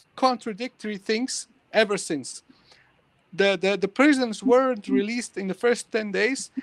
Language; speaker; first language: English; early bilingual, other home language; Persian